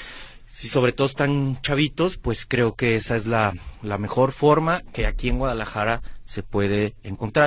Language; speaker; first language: Spanish; native; Spanish